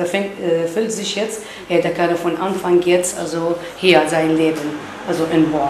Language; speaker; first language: German; non-native, learner; Arabic